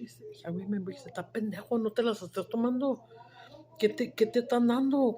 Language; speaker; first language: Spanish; early bilingual, heritage; Spanish